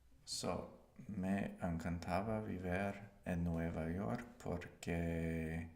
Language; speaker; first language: Spanish; non-native, learner; English